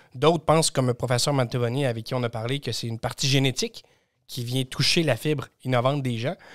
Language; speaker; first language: French; native; French